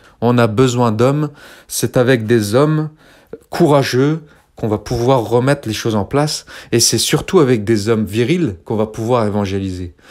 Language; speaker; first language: French; early bilingual, other home language; Kabyle